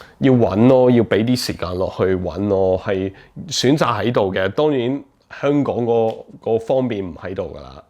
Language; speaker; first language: Cantonese; early bilingual, heritage; Cantonese